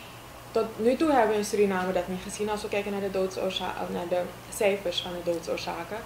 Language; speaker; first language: Dutch; native; Dutch